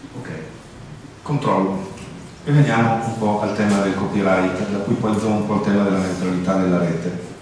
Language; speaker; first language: Italian; early bilingual, heritage; Italian